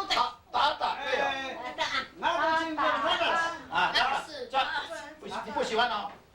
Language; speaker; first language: Chinese; non-native, local second language; Amis